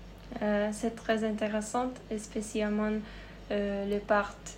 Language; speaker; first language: French; non-native, learner; Hungarian